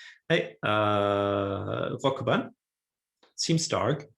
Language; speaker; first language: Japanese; non-native, fluent; English